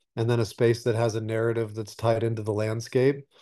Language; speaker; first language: English; native; English